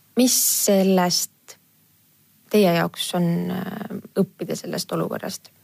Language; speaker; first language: Estonian; native; Estonian